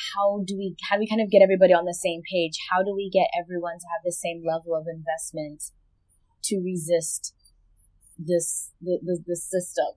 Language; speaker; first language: English; native; English